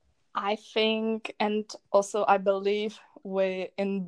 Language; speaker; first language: English; non-native, learner; Czech